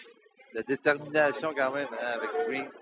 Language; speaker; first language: French; native; French